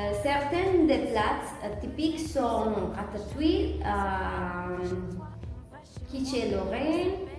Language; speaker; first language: French; non-native, learner; Spanish